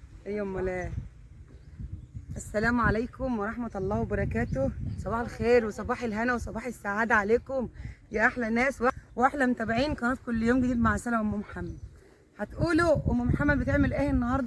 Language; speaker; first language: Arabic; native; Arabic